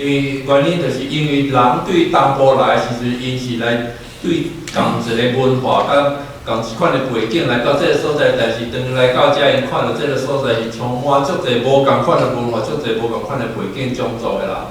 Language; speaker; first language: Chinese; native; Chinese